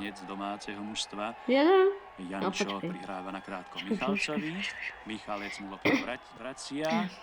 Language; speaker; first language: Slovak; native; Slovak